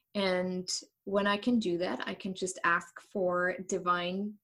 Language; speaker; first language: English; non-native, fluent; German